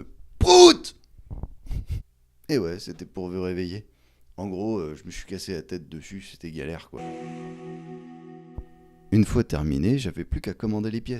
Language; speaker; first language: French; native; French